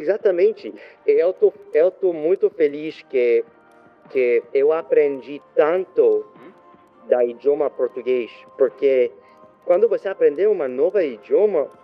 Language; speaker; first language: Portuguese; non-native, learner; French